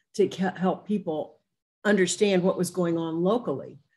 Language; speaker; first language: English; native; English